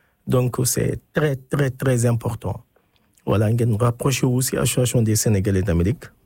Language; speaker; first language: French; non-native, local second language; Wolof